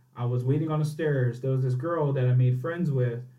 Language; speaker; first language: English; native; English